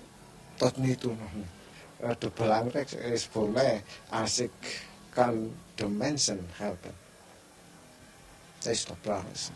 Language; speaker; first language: Dutch; non-native, fluent; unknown